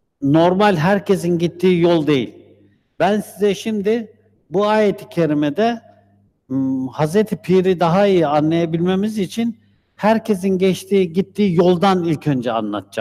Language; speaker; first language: Turkish; native; Turkish